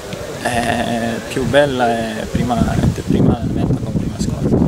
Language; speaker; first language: Italian; non-native, learner; Estonian